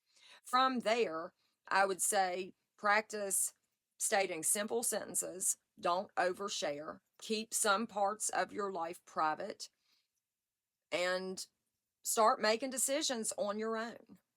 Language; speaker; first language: English; native; English